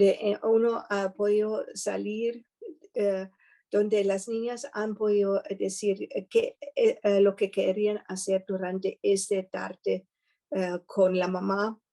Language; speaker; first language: Spanish; non-native, fluent; German